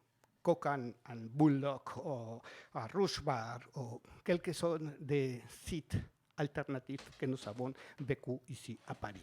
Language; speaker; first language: French; non-native, fluent; Spanish